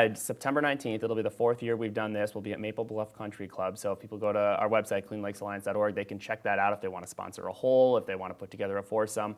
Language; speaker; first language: English; native; English